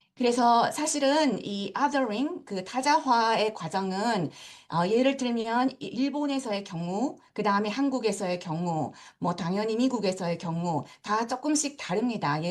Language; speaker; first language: Korean; early bilingual, heritage; Japanese